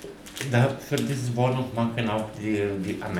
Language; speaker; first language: German; non-native, learner; Romanian